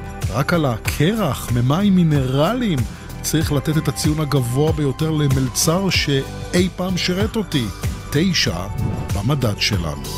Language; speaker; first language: Hebrew; native; Hebrew